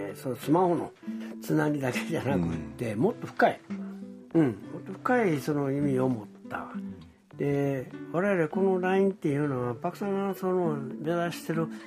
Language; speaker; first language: Japanese; native; Japanese